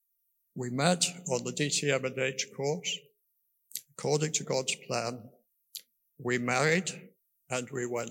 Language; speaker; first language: English; native; English